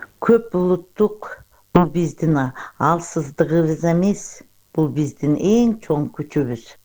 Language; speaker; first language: Kyrgyz; non-native, local second language; Uyghur